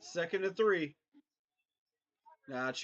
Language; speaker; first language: English; native; English